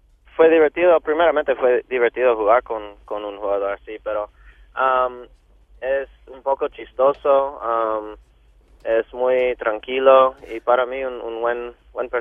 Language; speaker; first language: Spanish; non-native, local second language; English